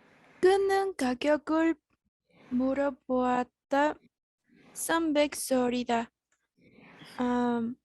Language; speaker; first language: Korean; non-native, learner; Spanish